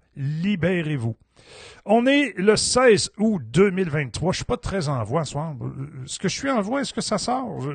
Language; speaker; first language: French; native; French